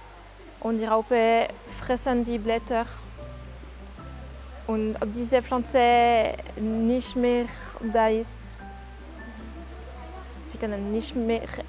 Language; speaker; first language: German; non-native, local second language; French